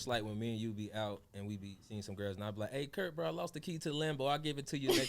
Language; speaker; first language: English; native; English